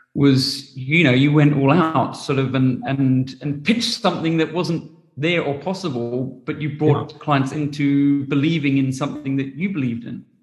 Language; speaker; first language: English; native; English